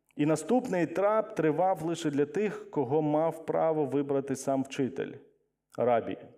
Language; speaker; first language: Ukrainian; non-native, local second language; Russian